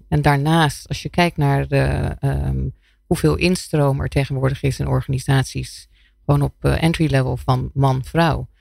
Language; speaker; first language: Dutch; non-native, fluent; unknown